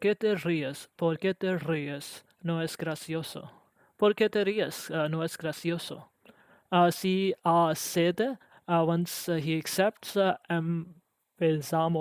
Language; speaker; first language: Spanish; non-native, learner; English